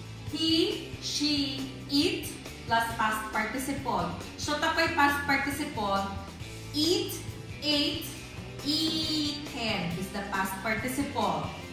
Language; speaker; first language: English; non-native, local second language; Filipino